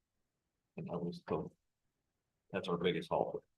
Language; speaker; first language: English; native; English